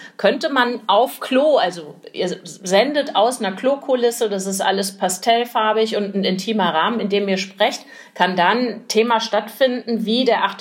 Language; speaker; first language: German; native; German